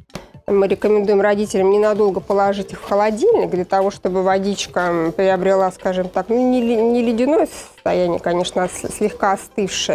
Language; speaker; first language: Russian; native; Russian